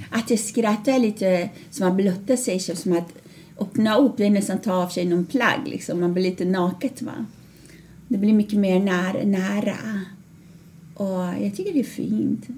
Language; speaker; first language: Swedish; non-native, fluent; Persian